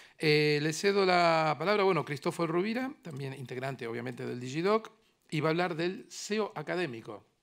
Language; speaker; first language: Spanish; native; Spanish